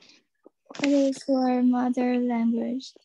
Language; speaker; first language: English; non-native, learner; Chinese